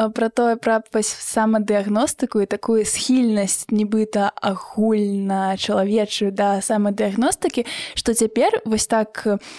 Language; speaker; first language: Belarusian; native; Belarusian